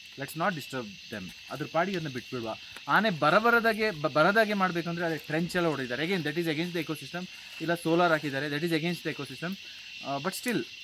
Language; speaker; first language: Kannada; non-native, local second language; Kodava